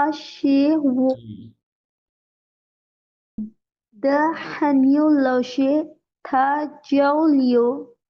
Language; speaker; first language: Chinese; non-native, learner; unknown